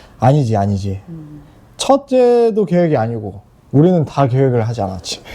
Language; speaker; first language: Korean; native; Korean